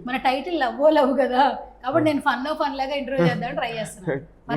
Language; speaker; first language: Telugu; native; Telugu